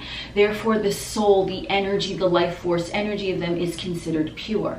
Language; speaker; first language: English; native; English